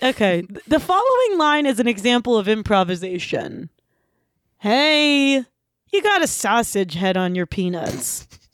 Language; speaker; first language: English; native; English